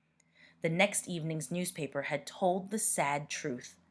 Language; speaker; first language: English; native; English